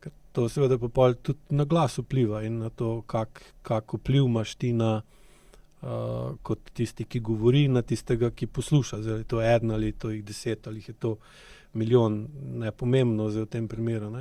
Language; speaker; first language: Slovenian; native; Slovenian